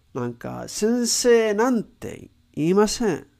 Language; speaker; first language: Japanese; non-native, learner; Spanish